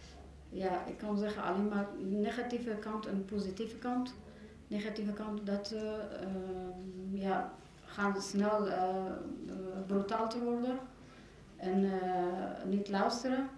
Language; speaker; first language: Dutch; non-native, learner; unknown